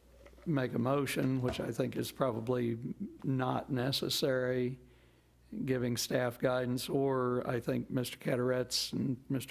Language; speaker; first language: English; native; English